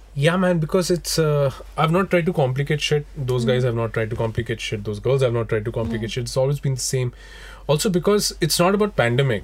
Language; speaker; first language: English; non-native, local second language; Hindi